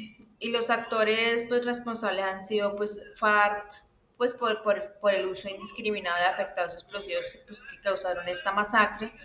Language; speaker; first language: Spanish; native; Spanish